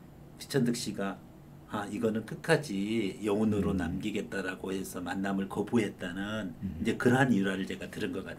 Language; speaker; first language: Korean; native; Korean